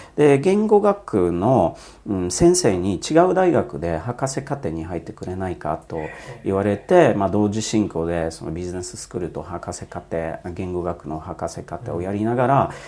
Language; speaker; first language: Japanese; non-native, fluent; Polish